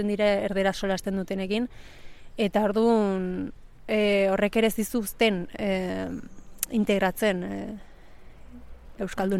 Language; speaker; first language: Basque; early bilingual, other home language; Spanish